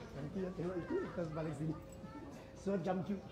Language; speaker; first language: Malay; non-native, local second language; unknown